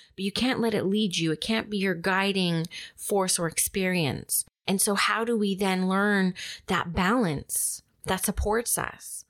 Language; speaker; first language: English; native; English